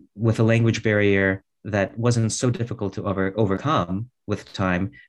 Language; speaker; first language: English; early bilingual, other home language; Russian